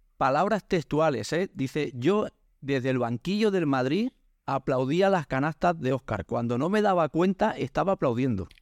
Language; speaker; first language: Spanish; native; Spanish